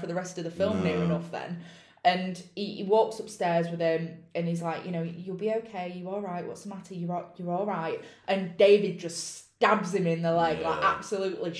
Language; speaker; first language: English; native; English